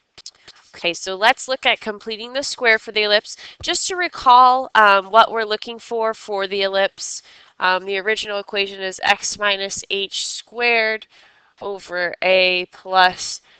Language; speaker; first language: English; native; English